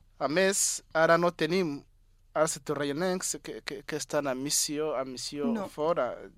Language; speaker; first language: Catalan; non-native, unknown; Kinyarwanda